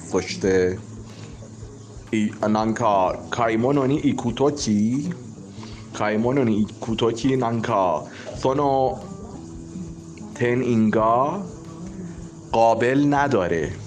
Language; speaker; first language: Japanese; non-native, learner; Persian